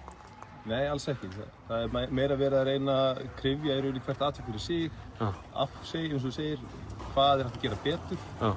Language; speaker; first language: Icelandic; non-native, fluent; Lithuanian